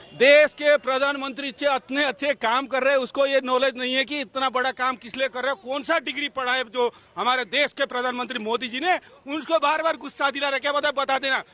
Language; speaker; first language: Hindi; non-native, local second language; Assamese